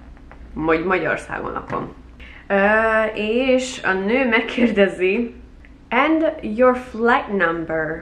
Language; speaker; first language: Hungarian; early bilingual, heritage; Hungarian